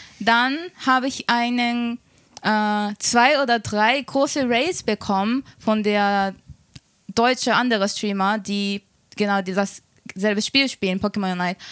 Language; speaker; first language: German; non-native, fluent; Japanese